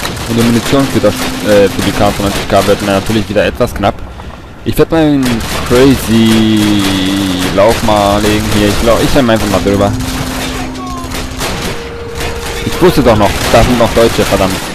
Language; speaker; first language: German; native; German